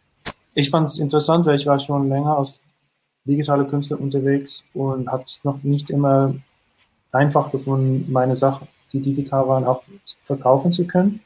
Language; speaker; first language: German; non-native, fluent; Dutch